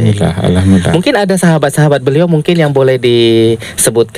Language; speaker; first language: Indonesian; native; Indonesian